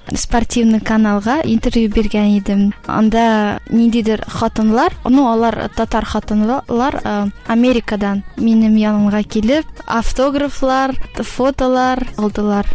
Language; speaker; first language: Tatar; native; Tatar